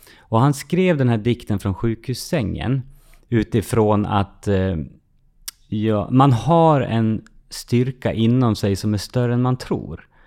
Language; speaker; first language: Swedish; native; Swedish